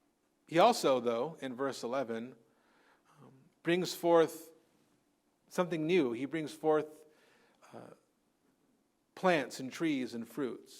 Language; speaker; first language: English; native; English